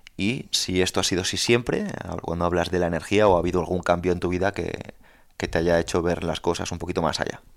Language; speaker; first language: Spanish; native; Spanish